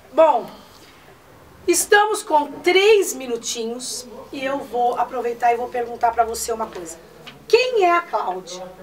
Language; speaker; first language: Portuguese; native; Portuguese